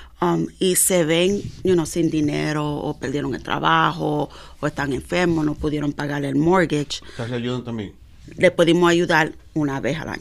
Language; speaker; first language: Spanish; early bilingual, heritage; Spanish